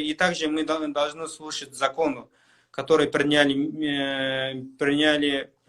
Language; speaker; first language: Russian; non-native, local second language; Kyrgyz